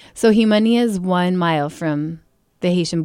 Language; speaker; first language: English; native; English